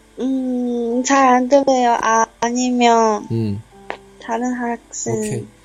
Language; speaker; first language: Korean; non-native, learner; Chinese